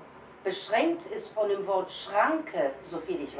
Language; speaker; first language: German; native; German